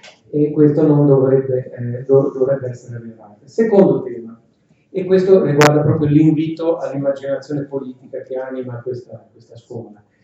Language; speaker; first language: Italian; native; Italian